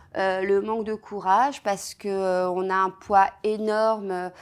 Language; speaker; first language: French; native; French